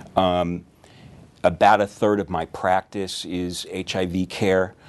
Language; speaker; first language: English; native; English